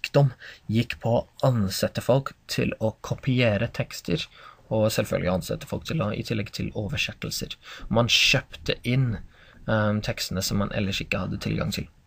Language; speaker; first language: Norwegian; non-native, fluent; English